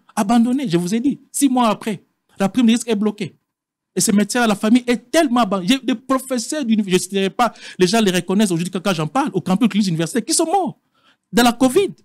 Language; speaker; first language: French; non-native, local second language; Lingala